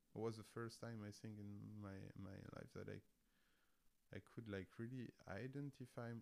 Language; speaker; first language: English; non-native, fluent; French